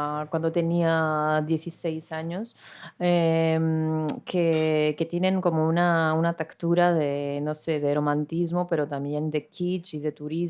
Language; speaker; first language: Spanish; non-native, fluent; Greek